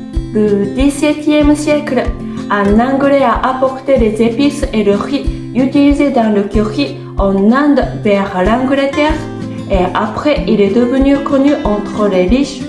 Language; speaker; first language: French; non-native, fluent; Japanese